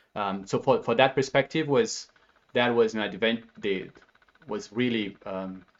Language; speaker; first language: English; non-native, fluent; Portuguese